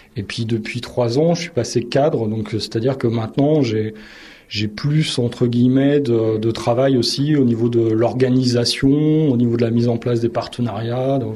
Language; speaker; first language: French; native; French